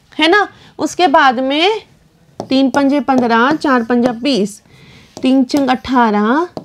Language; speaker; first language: Hindi; native; Hindi